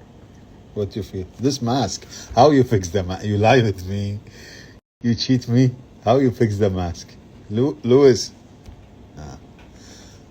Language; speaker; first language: English; non-native, learner; Arabic